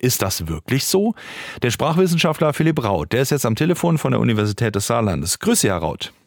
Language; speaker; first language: German; native; German